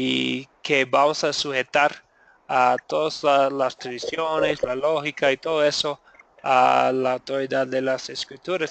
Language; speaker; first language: Spanish; non-native, fluent; English